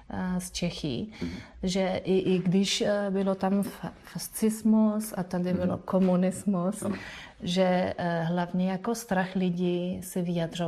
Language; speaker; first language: Czech; non-native, fluent; Spanish